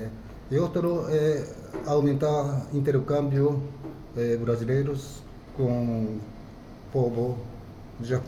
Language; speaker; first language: Portuguese; non-native, fluent; Japanese